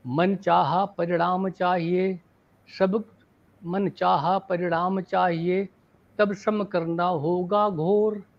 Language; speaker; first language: Hindi; native; Hindi